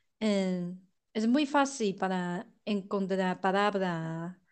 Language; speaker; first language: Spanish; non-native, learner; Chinese